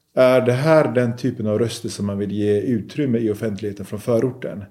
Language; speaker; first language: Swedish; early bilingual, other home language; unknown